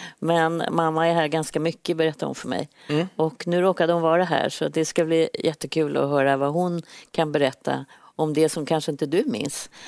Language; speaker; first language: Swedish; native; Swedish